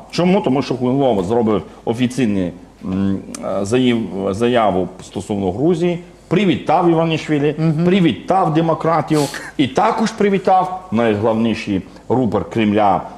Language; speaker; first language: Ukrainian; non-native, fluent; Georgian